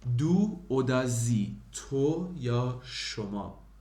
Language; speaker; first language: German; non-native, fluent; Persian